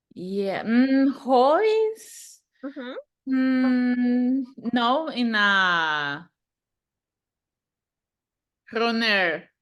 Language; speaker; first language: English; non-native, learner; Spanish